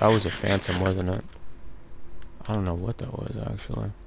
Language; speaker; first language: English; native; English